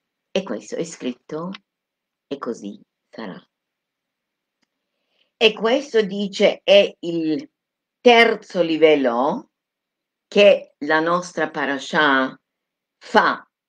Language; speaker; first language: Italian; non-native, fluent; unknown